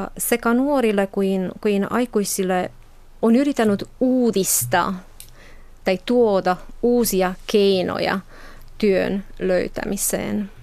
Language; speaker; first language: Finnish; non-native, fluent; Romanian